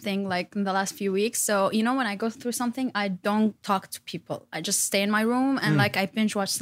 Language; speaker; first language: English; non-native, fluent; Arabic